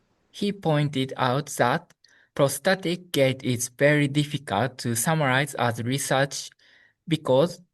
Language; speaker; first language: English; non-native, learner; Japanese